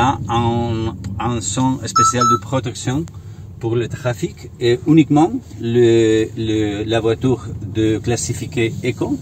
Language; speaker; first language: French; non-native, learner; Spanish